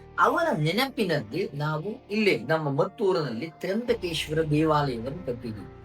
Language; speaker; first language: Kannada; non-native, local second language; Tamil